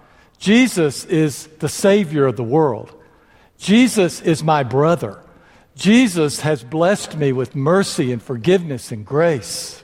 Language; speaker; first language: English; native; English